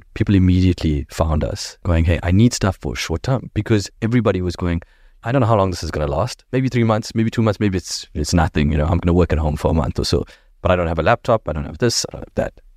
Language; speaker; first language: English; native; English